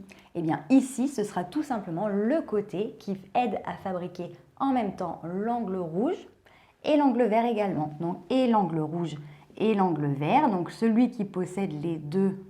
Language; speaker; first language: French; native; French